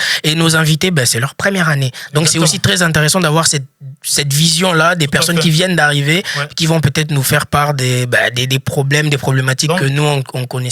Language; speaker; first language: French; native; French